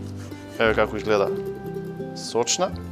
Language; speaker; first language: Macedonian; native; Macedonian